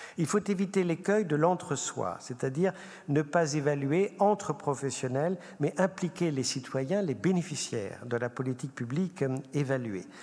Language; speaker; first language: French; native; French